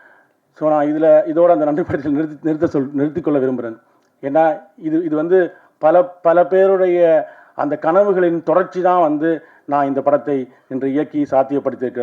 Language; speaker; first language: Tamil; native; Tamil